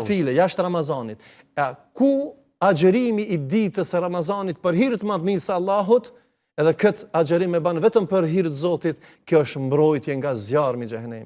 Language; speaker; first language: Albanian; native; Albanian